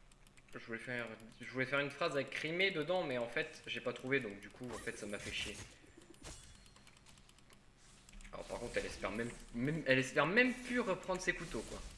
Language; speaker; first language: French; native; French